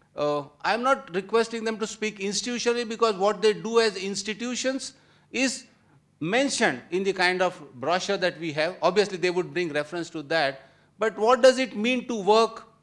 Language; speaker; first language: English; non-native, local second language; Marathi